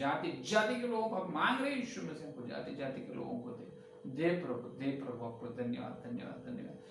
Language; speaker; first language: Hindi; non-native, local second language; Telugu